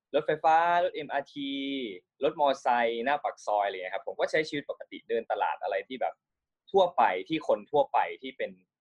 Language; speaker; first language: Thai; native; Thai